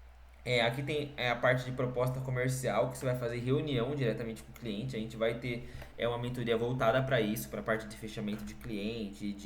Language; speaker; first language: Portuguese; native; Portuguese